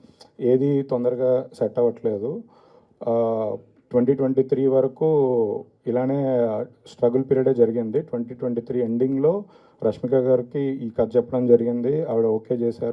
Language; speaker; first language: Telugu; native; Telugu